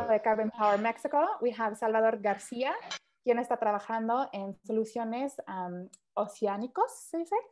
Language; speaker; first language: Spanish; early bilingual, heritage; Spanish